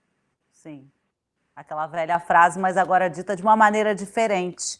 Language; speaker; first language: Portuguese; native; Portuguese